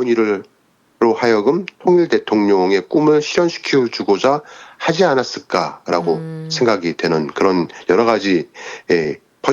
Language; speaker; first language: Korean; native; Korean